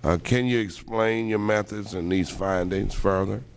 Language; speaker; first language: English; native; English